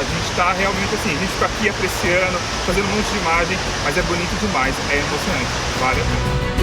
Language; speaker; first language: Portuguese; native; Portuguese